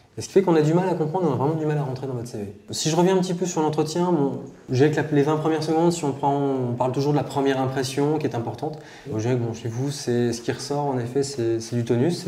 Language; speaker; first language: French; native; French